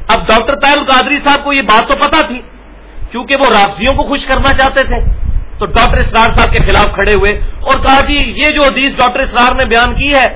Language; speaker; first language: Urdu; non-native, local second language; Punjabi